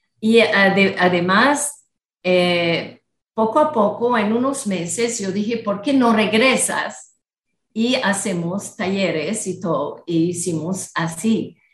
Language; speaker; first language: Spanish; non-native, fluent; French